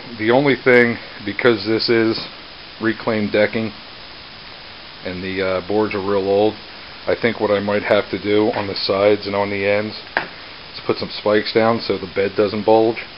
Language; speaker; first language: English; native; English